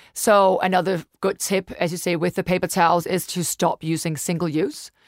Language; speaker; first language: English; non-native, fluent; Danish